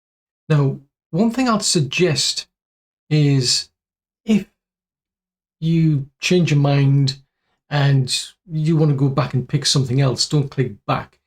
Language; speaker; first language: English; native; English